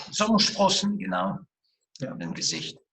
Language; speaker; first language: German; non-native, fluent; Russian